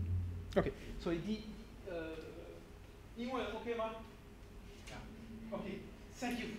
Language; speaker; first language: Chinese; non-native, learner; French